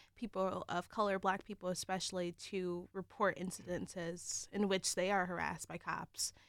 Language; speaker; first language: English; native; English